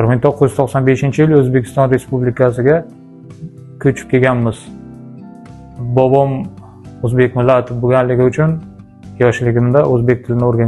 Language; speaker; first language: Uzbek; early bilingual, other home language; Russian